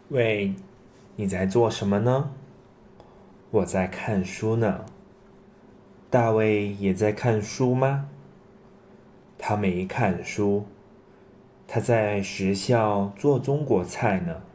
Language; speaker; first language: Chinese; non-native, fluent; English